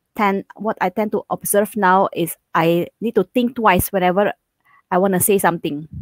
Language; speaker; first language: English; non-native, fluent; Indonesian